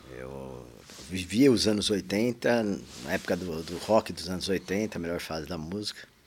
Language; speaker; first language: Portuguese; native; Portuguese